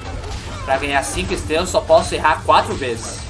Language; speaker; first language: Portuguese; native; Portuguese